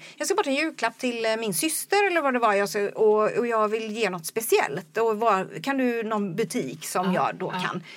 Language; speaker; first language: Swedish; native; Swedish